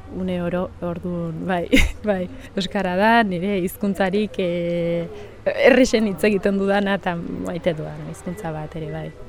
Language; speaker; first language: Basque; early bilingual, other home language; Sidamo